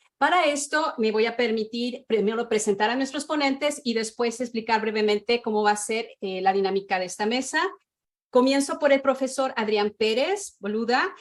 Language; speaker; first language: Spanish; native; Spanish